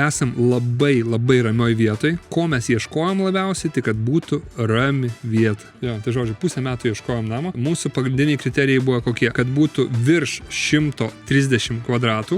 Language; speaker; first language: Lithuanian; native; Lithuanian